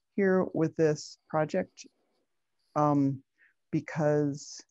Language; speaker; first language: English; native; English